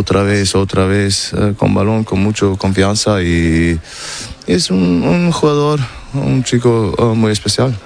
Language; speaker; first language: Spanish; non-native, fluent; German